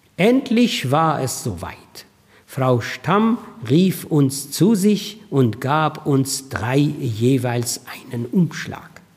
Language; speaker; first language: German; non-native, fluent; Persian